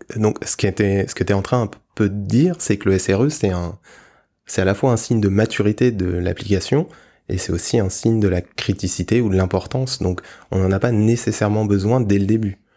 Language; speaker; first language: French; native; French